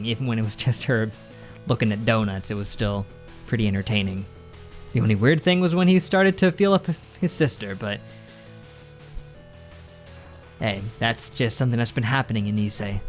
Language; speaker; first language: English; native; English